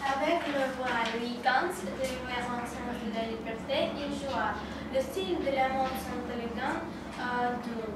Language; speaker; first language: French; non-native, learner; Russian